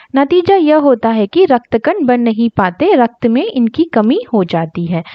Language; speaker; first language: Hindi; non-native, local second language; Tamil